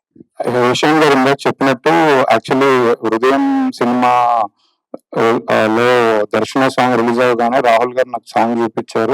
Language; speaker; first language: Telugu; native; Telugu